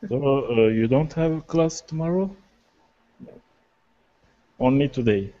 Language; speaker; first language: English; non-native, learner; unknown